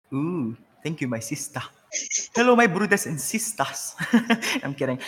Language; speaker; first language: English; non-native, local second language; Filipino